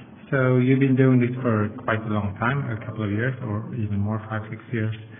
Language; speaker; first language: English; non-native, fluent; Swedish